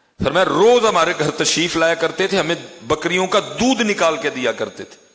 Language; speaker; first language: Urdu; non-native, local second language; Punjabi